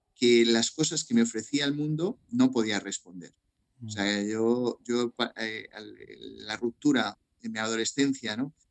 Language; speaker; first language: Spanish; native; Spanish